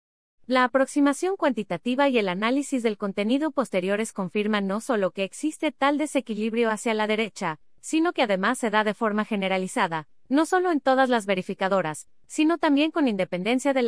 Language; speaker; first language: Spanish; native; Spanish